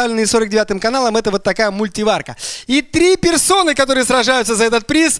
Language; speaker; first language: Russian; native; Russian